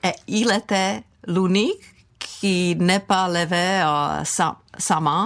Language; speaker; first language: French; non-native, fluent; Czech